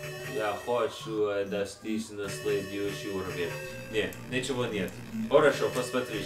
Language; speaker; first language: Russian; non-native, learner; English